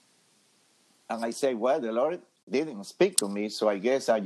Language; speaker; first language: English; non-native, fluent; Spanish